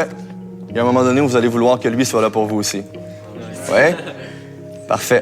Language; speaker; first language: French; native; French